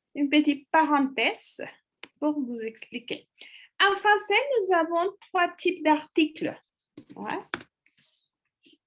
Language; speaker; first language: French; non-native, fluent; Spanish